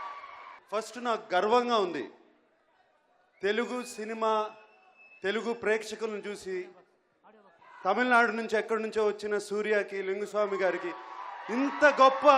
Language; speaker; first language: Telugu; native; Telugu